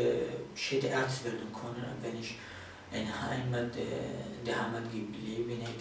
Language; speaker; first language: German; non-native, fluent; Kurdish